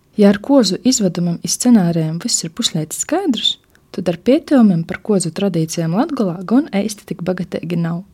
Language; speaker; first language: Latvian; native; Latvian